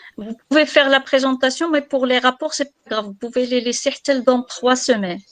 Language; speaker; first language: French; non-native, local second language; Arabic